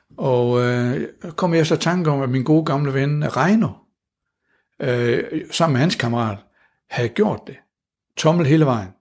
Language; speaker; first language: Danish; native; Danish